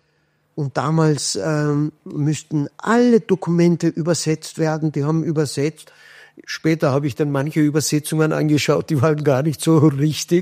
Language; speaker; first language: German; non-native, fluent; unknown